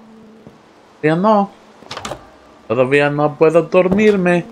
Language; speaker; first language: Spanish; non-native, learner; English